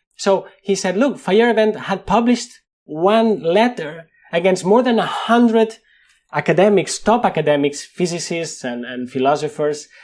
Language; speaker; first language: English; non-native, fluent; Spanish